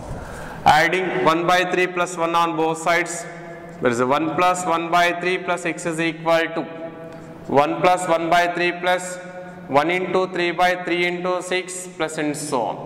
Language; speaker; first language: English; non-native, local second language; Telugu